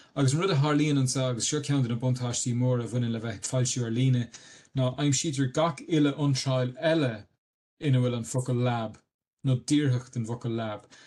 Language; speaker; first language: Irish; native; Irish